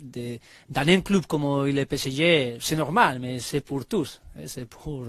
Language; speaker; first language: French; non-native, learner; Spanish